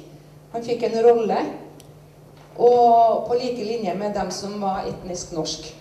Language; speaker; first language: Norwegian; native; Norwegian